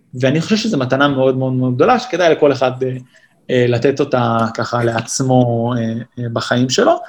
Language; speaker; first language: Hebrew; native; Hebrew